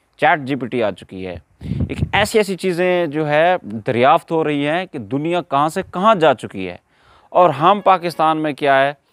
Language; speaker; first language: Urdu; non-native, local second language; Saraiki